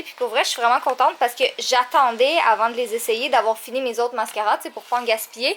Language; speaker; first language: French; native; French